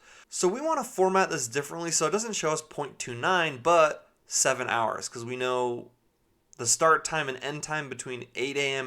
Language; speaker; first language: English; native; English